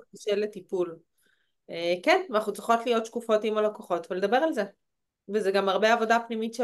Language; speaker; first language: Hebrew; native; Hebrew